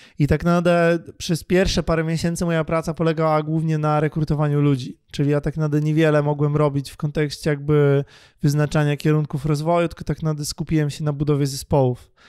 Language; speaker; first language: Polish; native; Polish